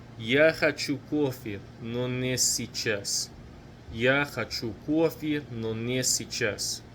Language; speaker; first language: Russian; non-native, fluent; English